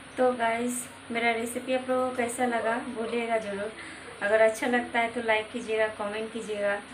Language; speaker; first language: Hindi; non-native, local second language; Bangla